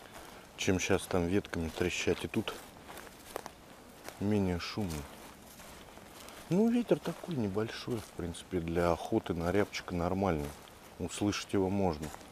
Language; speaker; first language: Russian; native; Russian